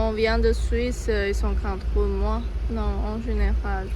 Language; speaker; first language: French; non-native, learner; Chinese